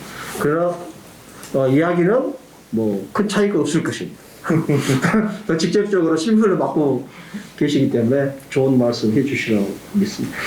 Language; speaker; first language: Korean; native; Korean